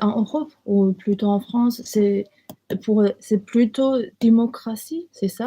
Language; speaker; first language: French; non-native, learner; Chinese